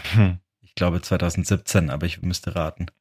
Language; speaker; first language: German; native; German